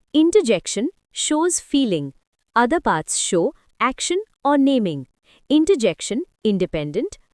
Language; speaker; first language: English; non-native, local second language; Hindi